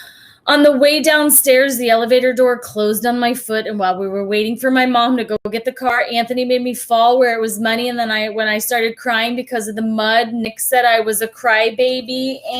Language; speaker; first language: English; native; English